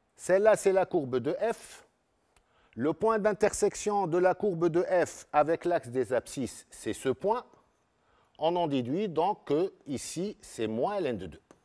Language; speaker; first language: French; non-native, local second language; Arabic